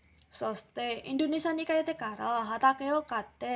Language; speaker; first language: Japanese; non-native, learner; Indonesian